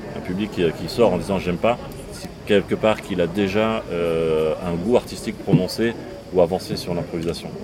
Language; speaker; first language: French; native; French